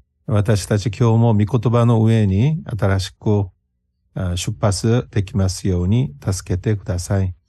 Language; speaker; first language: Japanese; non-native, fluent; Korean